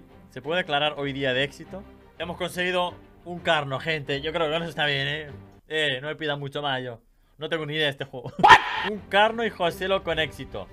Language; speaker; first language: Spanish; native; Spanish